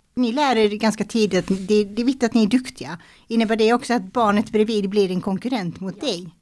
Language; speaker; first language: Swedish; native; Swedish